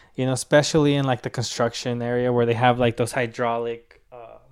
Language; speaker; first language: English; native; English